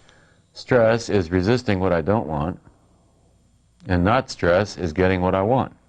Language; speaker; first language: English; native; English